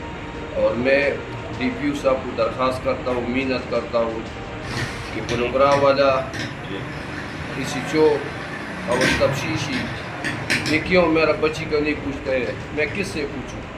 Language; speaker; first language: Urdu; non-native, local second language; Pashto